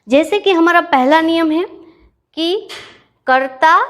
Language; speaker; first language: Hindi; non-native, local second language; Gujarati